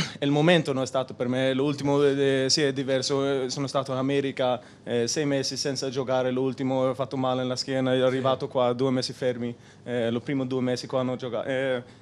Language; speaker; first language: Italian; non-native, learner; Spanish